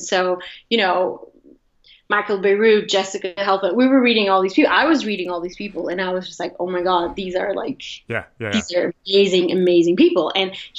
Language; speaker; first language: English; non-native, fluent; Portuguese